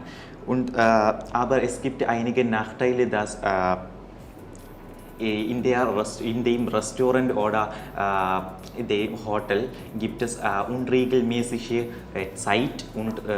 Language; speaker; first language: German; non-native, learner; Malayalam